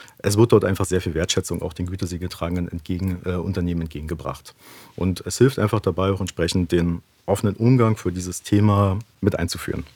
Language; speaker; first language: German; native; German